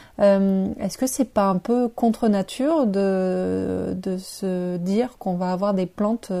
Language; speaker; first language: French; native; French